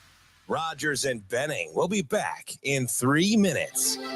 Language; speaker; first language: English; native; English